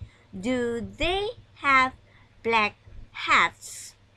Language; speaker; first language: English; non-native, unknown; Indonesian